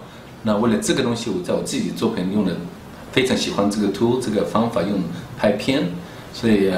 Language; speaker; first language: Chinese; early bilingual, heritage; German